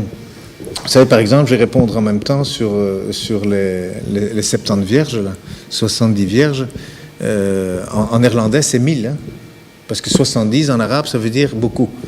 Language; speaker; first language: French; native; French